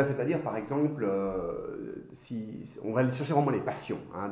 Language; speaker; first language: French; native; French